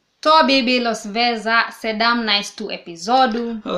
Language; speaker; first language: Serbian; non-native, learner; Swahili